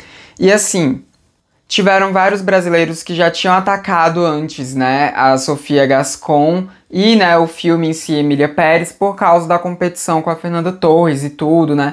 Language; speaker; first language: Portuguese; native; Portuguese